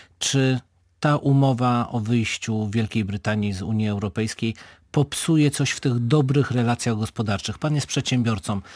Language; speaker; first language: Polish; native; Polish